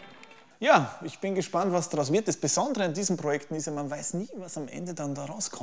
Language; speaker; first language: German; native; German